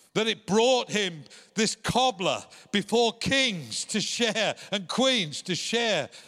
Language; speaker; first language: English; native; English